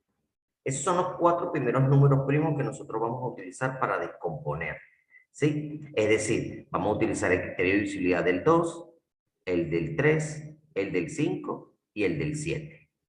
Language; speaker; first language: Spanish; native; Spanish